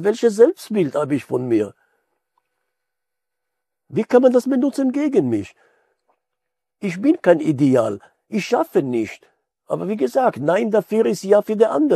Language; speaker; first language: German; non-native, fluent; Hebrew